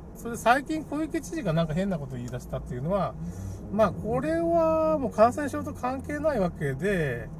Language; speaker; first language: Japanese; native; Japanese